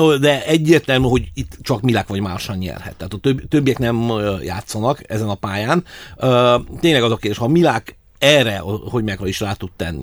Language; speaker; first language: Hungarian; native; Hungarian